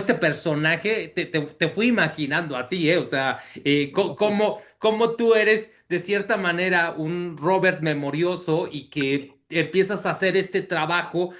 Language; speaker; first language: Spanish; native; Spanish